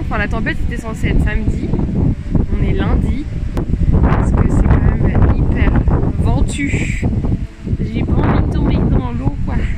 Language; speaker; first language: French; native; French